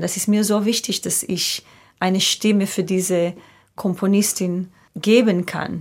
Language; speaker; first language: German; non-native, fluent; Hebrew